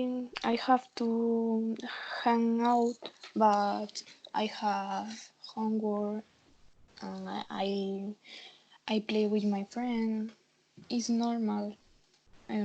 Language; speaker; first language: English; non-native, learner; Spanish